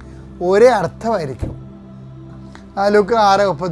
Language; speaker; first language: Malayalam; native; Malayalam